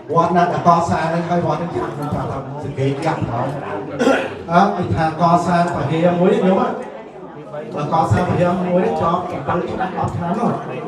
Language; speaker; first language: Khmer; native; Khmer